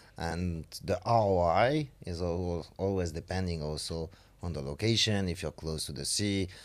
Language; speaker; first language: English; non-native, fluent; French